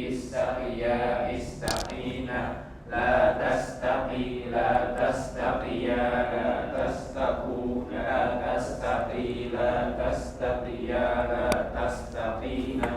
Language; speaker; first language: Arabic; non-native, learner; Indonesian